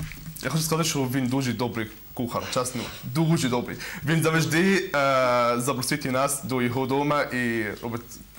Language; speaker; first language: Ukrainian; non-native, learner; Arabic